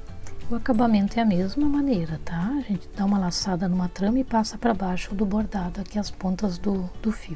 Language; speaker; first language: Portuguese; native; Portuguese